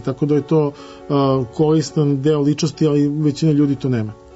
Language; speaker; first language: Serbian; native; Serbian